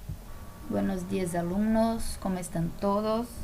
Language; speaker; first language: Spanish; non-native, fluent; Portuguese